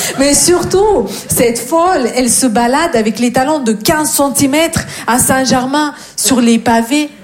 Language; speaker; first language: French; non-native, fluent; Russian